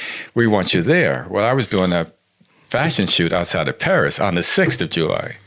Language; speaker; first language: English; native; English